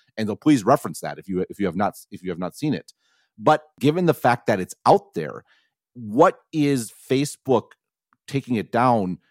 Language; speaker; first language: English; native; English